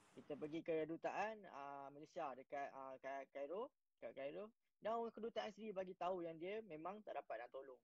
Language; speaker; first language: Malay; native; Malay